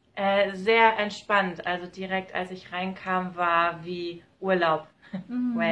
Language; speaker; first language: German; native; German